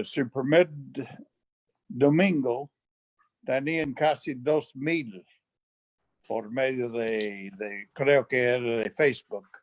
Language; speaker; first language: Spanish; non-native, fluent; English